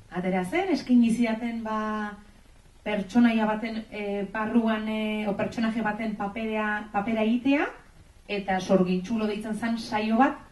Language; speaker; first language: Basque; non-native, local second language; Spanish